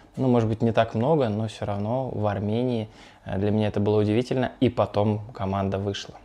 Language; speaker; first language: Russian; native; Russian